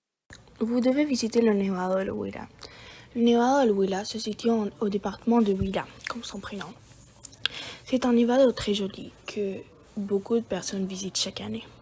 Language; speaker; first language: French; non-native, learner; Spanish